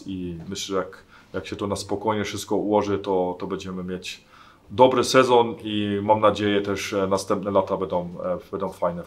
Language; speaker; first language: Polish; early bilingual, heritage; German